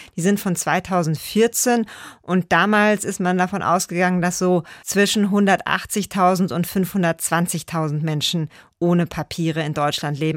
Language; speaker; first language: German; native; German